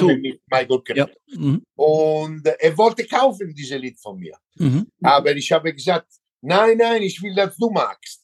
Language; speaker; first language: German; non-native, learner; Italian